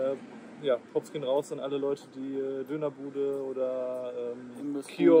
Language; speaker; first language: German; native; German